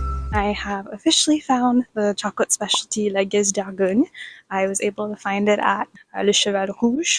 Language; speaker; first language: English; native; English